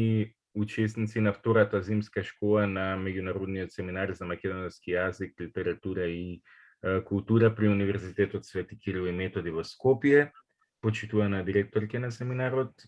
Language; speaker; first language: Macedonian; native; Macedonian